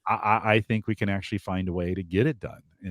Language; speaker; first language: English; native; English